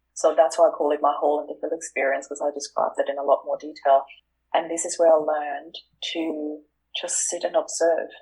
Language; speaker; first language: English; non-native, fluent; German